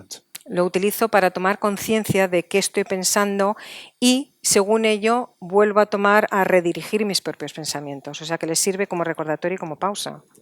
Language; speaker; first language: Spanish; native; Spanish